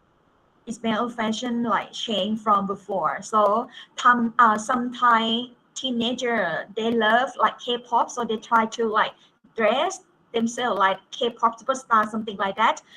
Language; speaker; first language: English; non-native, fluent; Thai